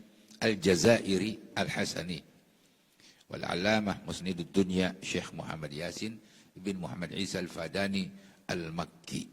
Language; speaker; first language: Arabic; non-native, fluent; Indonesian